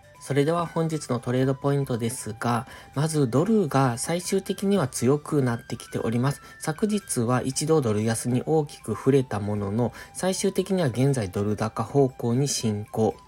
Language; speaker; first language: Japanese; native; Japanese